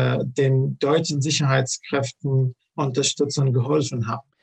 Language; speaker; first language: German; non-native, fluent; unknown